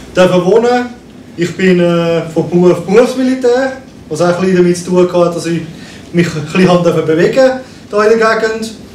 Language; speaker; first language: German; native; German